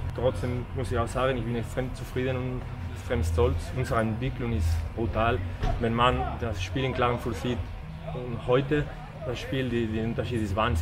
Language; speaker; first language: German; non-native, fluent; Spanish